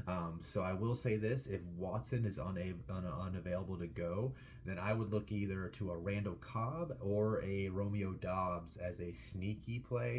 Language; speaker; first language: English; native; English